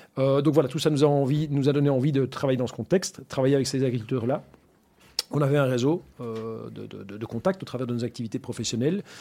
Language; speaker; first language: French; native; French